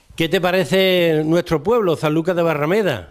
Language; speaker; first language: Spanish; native; Spanish